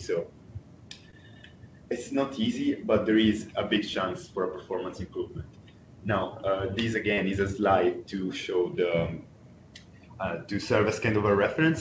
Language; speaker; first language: English; non-native, fluent; Italian